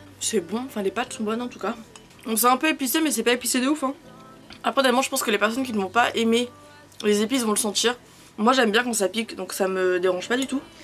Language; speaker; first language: French; early bilingual, other home language; Spanish